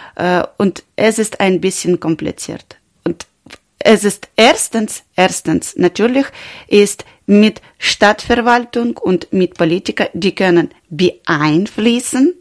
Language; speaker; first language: German; non-native, learner; Ukrainian